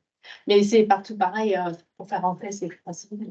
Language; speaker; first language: French; non-native, fluent; Vietnamese